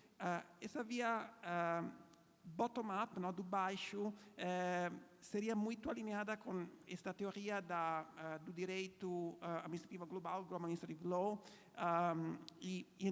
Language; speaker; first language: Portuguese; non-native, fluent; Italian